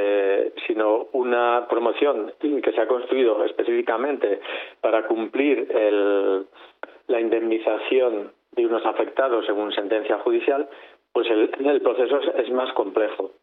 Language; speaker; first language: Spanish; native; Spanish